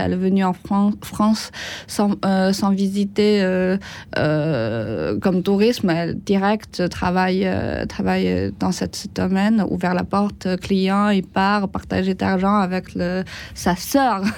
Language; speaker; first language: French; non-native, learner; Chinese